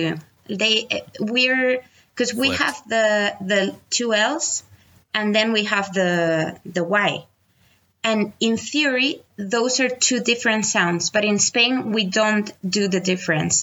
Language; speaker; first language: English; non-native, fluent; Spanish